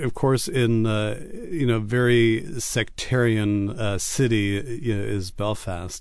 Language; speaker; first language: English; native; English